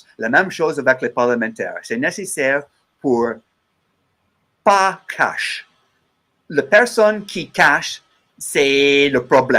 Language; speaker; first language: French; non-native, learner; English